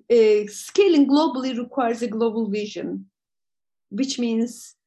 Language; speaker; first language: English; non-native, fluent; Turkish